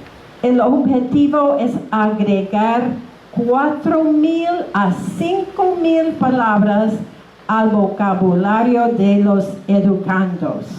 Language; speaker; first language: Spanish; non-native, fluent; English